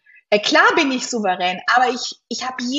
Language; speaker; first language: German; native; German